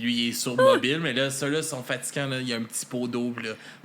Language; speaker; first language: French; native; French